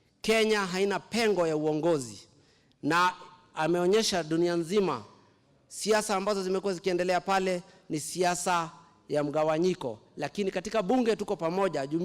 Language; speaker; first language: Swahili; non-native, local second language; Kikuyu